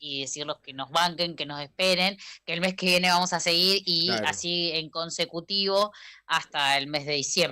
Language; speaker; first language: Spanish; native; Spanish